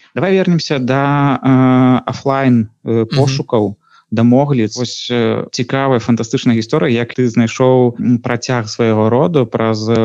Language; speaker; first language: Belarusian; non-native, local second language; Russian